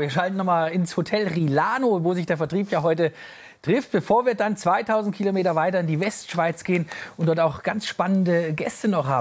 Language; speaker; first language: German; native; German